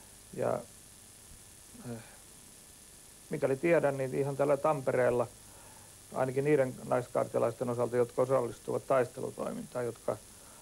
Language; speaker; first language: Finnish; native; Finnish